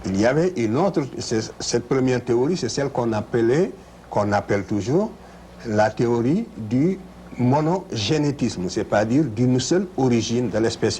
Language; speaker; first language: French; non-native, local second language; Wolof